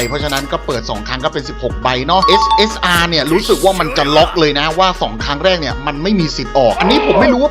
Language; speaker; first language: Thai; native; Thai